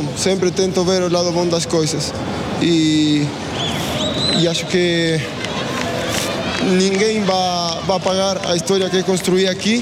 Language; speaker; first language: Portuguese; non-native, fluent; Spanish